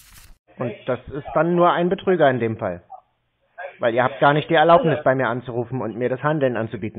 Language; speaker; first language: German; native; German